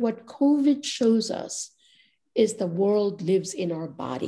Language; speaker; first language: English; non-native, local second language; Gujarati